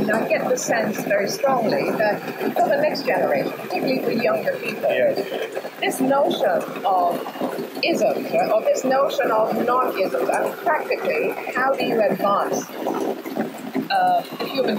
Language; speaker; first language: English; non-native, local second language; Cantonese